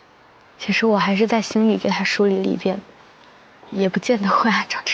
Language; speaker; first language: Chinese; native; Chinese